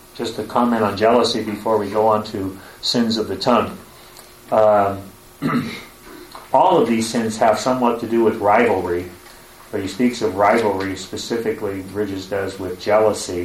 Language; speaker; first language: English; native; English